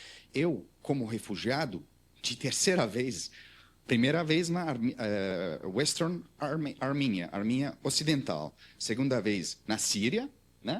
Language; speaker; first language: Portuguese; non-native, learner; Armenian